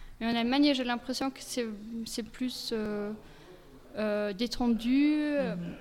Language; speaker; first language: French; non-native, fluent; German